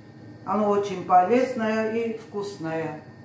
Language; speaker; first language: Russian; non-native, fluent; Armenian